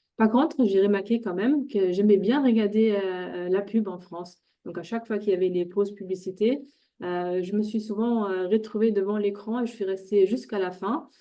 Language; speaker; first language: French; non-native, fluent; German